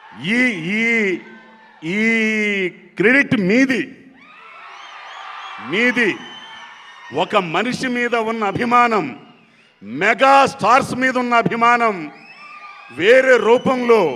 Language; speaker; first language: Telugu; native; Telugu